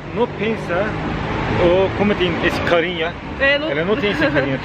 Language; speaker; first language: Portuguese; non-native, learner; Turkish